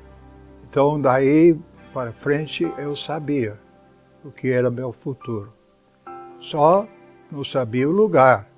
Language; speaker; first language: Portuguese; non-native, fluent; English